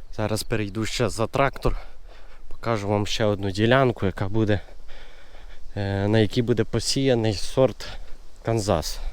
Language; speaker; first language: Ukrainian; native; Ukrainian